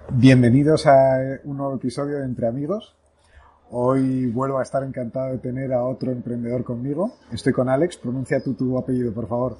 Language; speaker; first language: Spanish; native; Spanish